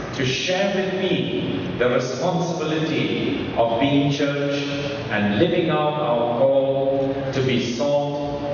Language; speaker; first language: English; non-native, local second language; Tamil